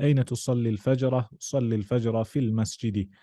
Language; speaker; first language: Arabic; non-native, fluent; English